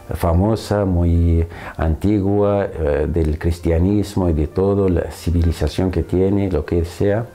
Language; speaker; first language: Spanish; non-native, fluent; Arabic